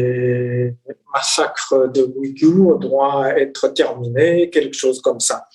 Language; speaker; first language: French; non-native, fluent; Chinese